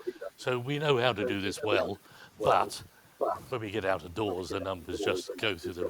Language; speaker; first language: English; native; English